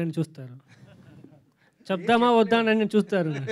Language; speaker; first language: Telugu; non-native, local second language; Tamil